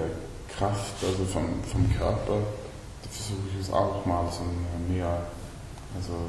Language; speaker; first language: German; non-native, learner; Swedish